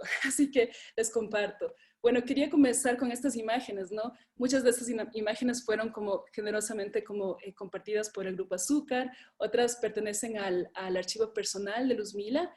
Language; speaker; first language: Spanish; native; Spanish